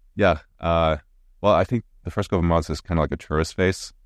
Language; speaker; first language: English; non-native, fluent; Norwegian